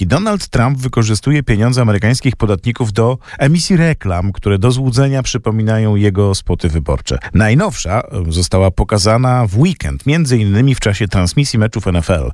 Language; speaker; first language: Polish; native; Polish